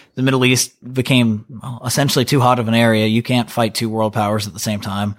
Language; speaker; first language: English; native; English